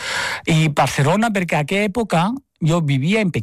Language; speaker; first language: Catalan; non-native, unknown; Chinese